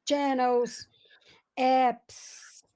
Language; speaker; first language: English; non-native, learner; Portuguese